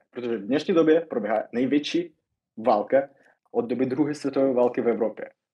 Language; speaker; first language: Czech; non-native, fluent; Russian